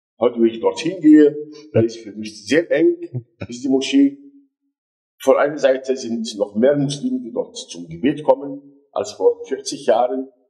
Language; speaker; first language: German; non-native, fluent; Arabic